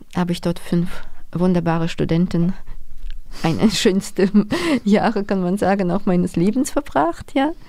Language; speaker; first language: German; non-native, fluent; Russian